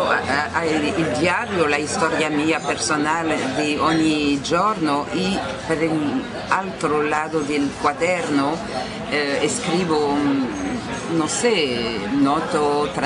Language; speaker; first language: Italian; non-native, learner; French